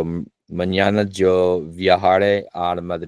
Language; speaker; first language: Spanish; non-native, learner; English